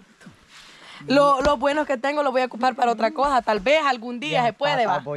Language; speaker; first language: Spanish; native; Spanish